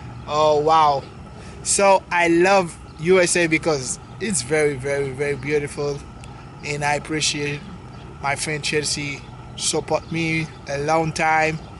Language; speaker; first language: English; non-native, learner; Haitian Creole